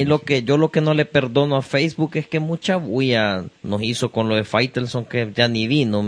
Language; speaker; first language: Spanish; native; Spanish